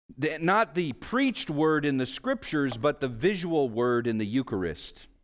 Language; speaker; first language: English; native; English